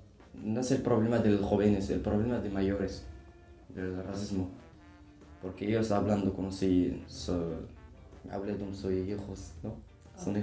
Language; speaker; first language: Spanish; non-native, learner; Arabic